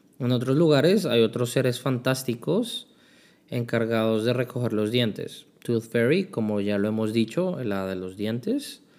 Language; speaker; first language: Spanish; native; Spanish